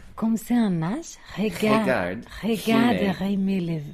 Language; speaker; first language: French; non-native, fluent; English